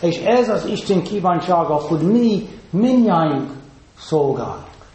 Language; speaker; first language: Hungarian; non-native, fluent; English